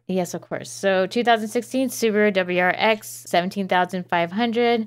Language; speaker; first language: English; native; English